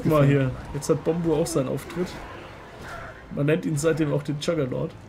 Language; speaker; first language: German; native; German